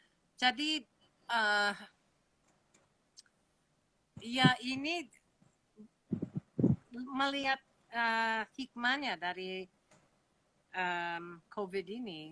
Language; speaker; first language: Indonesian; non-native, fluent; English